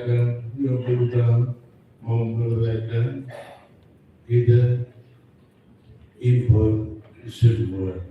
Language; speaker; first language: Indonesian; non-native, fluent; German